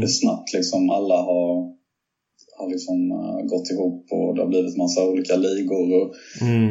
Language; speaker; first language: Swedish; native; Swedish